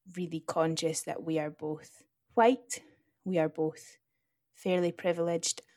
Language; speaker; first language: English; native; English